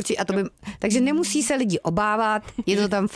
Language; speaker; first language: Czech; native; Czech